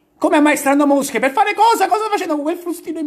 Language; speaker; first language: Italian; native; Italian